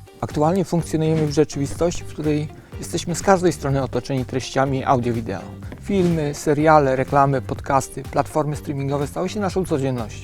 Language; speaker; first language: Polish; native; Polish